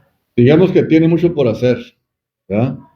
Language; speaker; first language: Spanish; native; Spanish